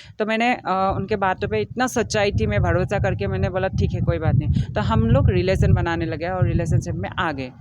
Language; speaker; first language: Hindi; non-native, local second language; Assamese